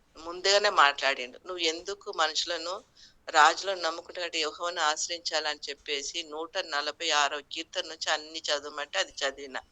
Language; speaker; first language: Telugu; non-native, local second language; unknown